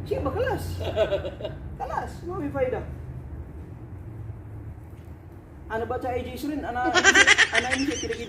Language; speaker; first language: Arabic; non-native, learner; Filipino